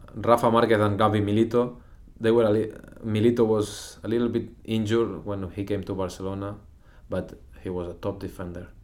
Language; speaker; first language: English; non-native, fluent; Spanish